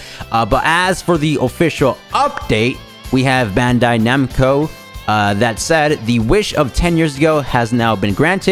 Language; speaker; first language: English; native; English